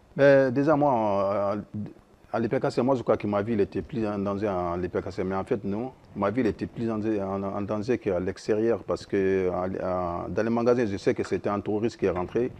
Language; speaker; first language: French; non-native, local second language; Soninke